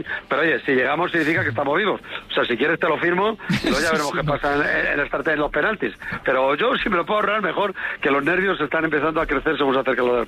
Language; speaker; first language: Spanish; native; Spanish